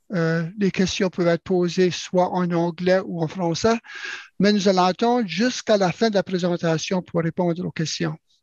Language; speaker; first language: French; native; French